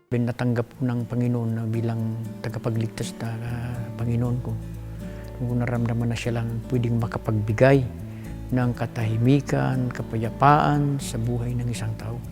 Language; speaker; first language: Filipino; non-native, local second language; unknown